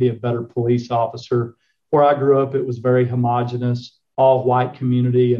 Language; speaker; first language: English; native; English